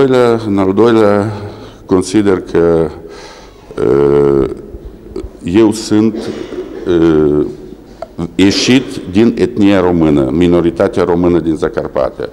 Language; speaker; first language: Romanian; early bilingual, heritage; Romanian